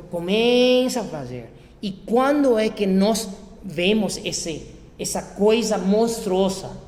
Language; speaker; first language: Portuguese; non-native, fluent; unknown